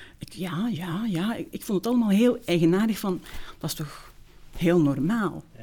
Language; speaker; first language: Dutch; early bilingual, other home language; Turkish